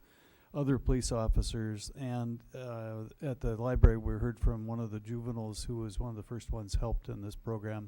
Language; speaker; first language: English; native; English